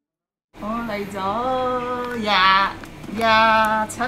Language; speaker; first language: Cantonese; non-native, learner; Nepali